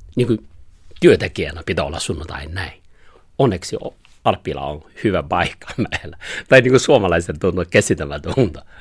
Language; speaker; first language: Finnish; non-native, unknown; Chinese